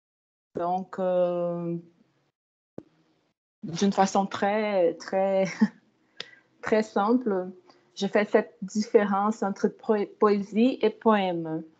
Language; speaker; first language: French; non-native, fluent; Portuguese